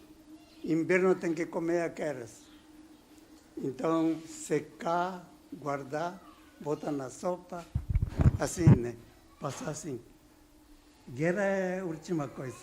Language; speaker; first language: Portuguese; non-native, learner; Japanese